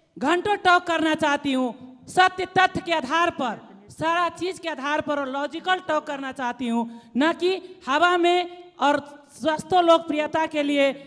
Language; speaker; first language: Hindi; non-native, local second language; Maithili